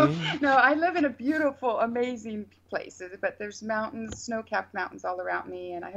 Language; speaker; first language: English; native; English